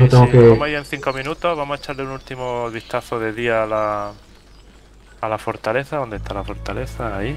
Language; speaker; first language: Spanish; native; Spanish